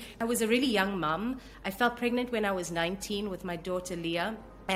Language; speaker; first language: English; native; English